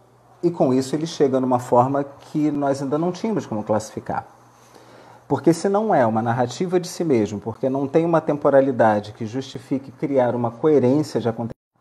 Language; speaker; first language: Portuguese; native; Portuguese